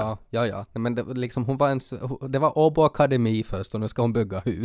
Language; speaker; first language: Swedish; native; Swedish